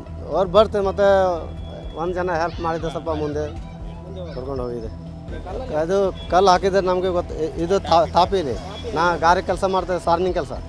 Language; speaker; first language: Kannada; non-native, learner; Hindi